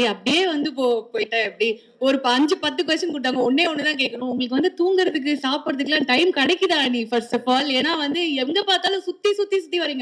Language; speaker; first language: Tamil; native; Tamil